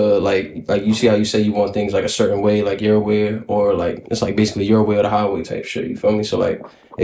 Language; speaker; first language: English; native; English